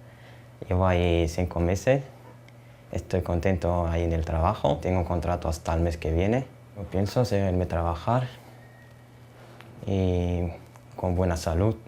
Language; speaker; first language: Spanish; non-native, fluent; Arabic